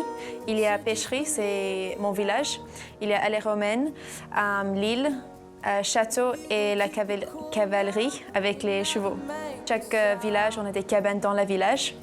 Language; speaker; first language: French; non-native, fluent; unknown